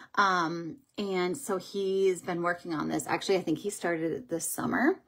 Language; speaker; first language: English; native; English